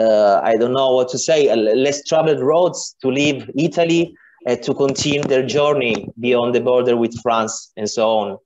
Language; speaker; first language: English; non-native, learner; Italian